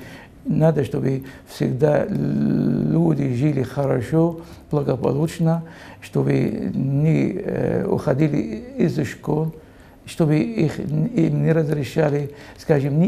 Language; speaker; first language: Russian; non-native, fluent; Arabic